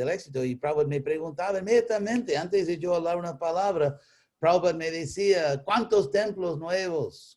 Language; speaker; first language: Spanish; non-native, fluent; English